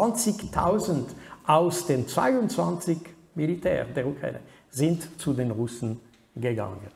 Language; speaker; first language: German; non-native, fluent; French